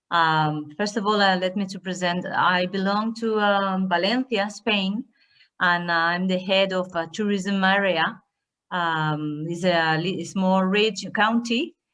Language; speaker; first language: English; non-native, learner; Spanish